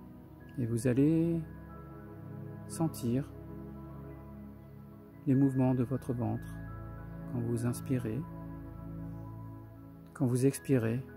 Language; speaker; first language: French; native; French